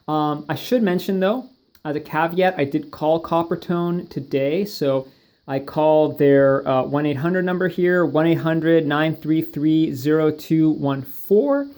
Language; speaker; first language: English; native; English